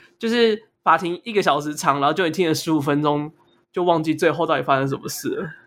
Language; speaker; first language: Chinese; native; Chinese